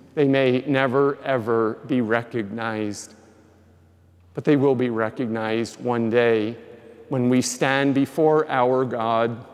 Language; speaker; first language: English; native; English